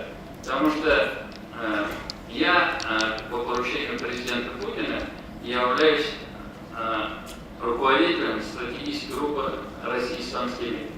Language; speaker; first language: Russian; non-native, local second language; Tatar